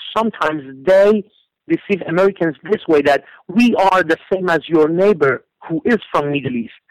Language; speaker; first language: English; non-native, fluent; Persian